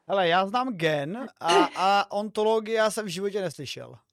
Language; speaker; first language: Czech; native; Czech